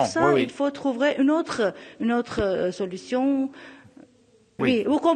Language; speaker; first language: French; non-native, local second language; Armenian